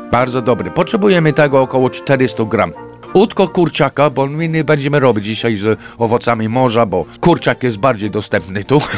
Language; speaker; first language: Polish; non-native, fluent; English